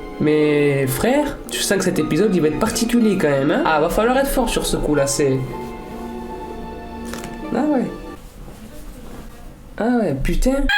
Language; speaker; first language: French; native; French